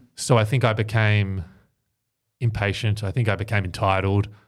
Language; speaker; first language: English; native; English